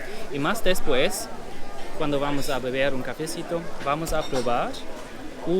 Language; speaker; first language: Spanish; non-native, learner; German